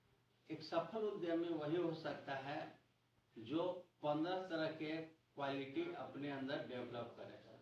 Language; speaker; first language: Hindi; native; Hindi